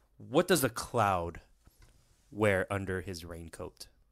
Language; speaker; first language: English; native; English